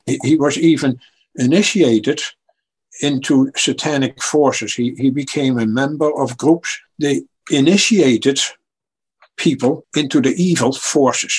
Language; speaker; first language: English; non-native, fluent; Dutch